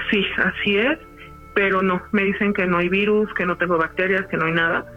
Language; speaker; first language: Spanish; native; Spanish